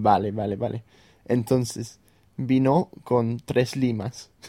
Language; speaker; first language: Spanish; non-native, fluent; English